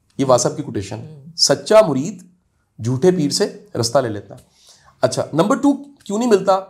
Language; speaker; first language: Urdu; non-native, local second language; Punjabi